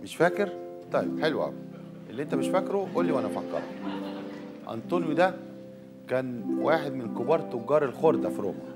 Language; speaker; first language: Arabic; native; Arabic